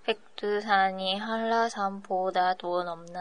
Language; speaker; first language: Korean; non-native, learner; Japanese